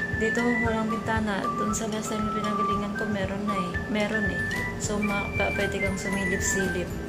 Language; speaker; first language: Filipino; non-native, local second language; Hiligaynon